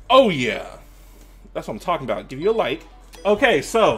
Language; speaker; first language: English; native; English